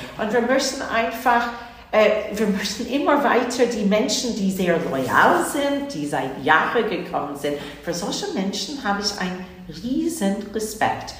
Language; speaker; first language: German; non-native, fluent; English